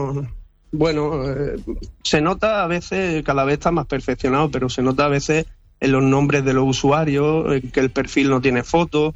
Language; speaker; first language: Spanish; native; Spanish